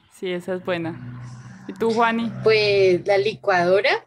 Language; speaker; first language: Spanish; native; Spanish